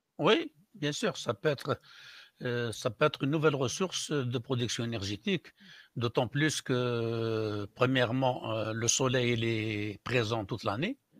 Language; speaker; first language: French; non-native, local second language; Arabic